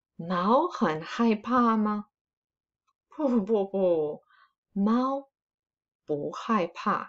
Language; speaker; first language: Chinese; non-native, fluent; English